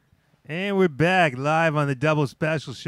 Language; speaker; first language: English; native; English